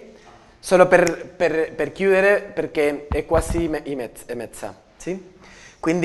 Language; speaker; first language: Italian; non-native, learner; Spanish